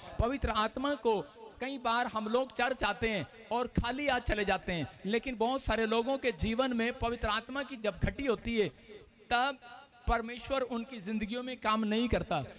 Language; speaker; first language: Hindi; non-native, local second language; Punjabi